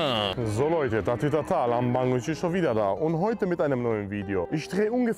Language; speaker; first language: German; native; German